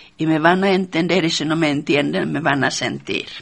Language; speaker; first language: Spanish; non-native, fluent; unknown